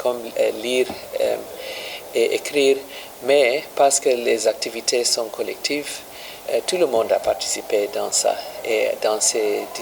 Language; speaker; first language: French; non-native, learner; English